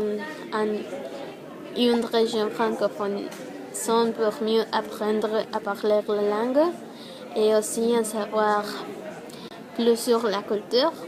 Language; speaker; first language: French; non-native, learner; Spanish